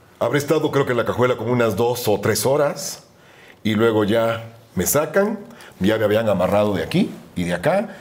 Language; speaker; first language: Spanish; native; Spanish